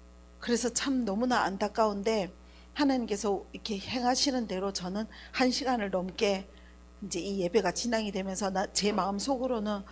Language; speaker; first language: Korean; native; Korean